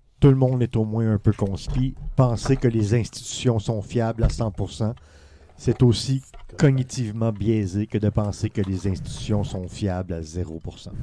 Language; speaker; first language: French; native; French